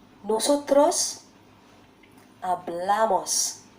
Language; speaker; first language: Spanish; non-native, learner; Bangla